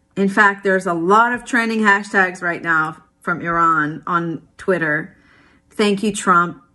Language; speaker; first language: English; early bilingual, other home language; Persian